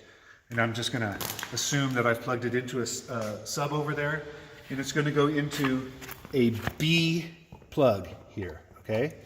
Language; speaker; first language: English; native; English